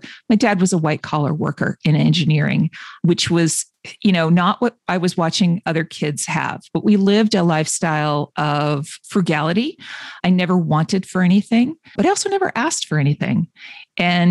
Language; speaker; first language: English; native; English